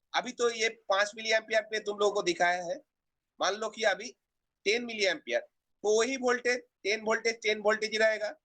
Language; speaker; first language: Hindi; non-native, local second language; Bangla